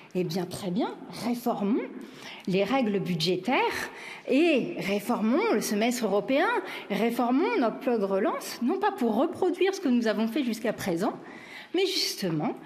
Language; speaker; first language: French; native; French